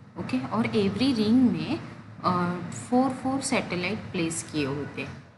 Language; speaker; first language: Hindi; non-native, local second language; Marathi